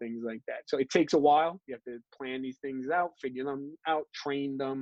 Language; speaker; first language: English; native; English